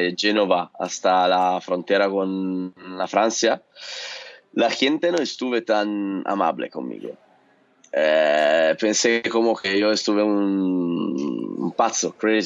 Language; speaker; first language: Spanish; non-native, fluent; Italian